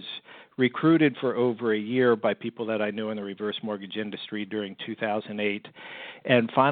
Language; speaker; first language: English; native; English